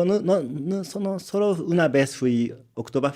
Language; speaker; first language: Spanish; non-native, learner; Japanese